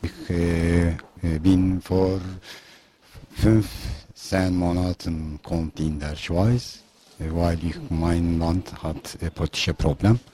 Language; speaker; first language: German; non-native, learner; Albanian